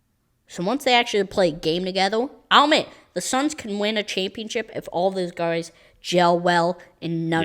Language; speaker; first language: English; native; English